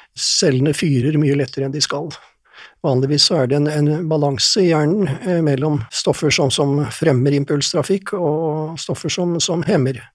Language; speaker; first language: Norwegian; native; Norwegian